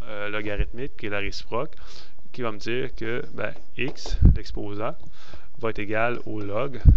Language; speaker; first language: French; native; French